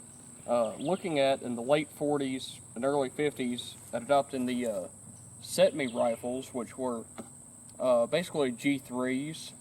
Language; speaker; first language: English; native; English